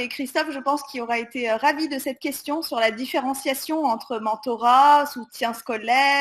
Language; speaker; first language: French; native; French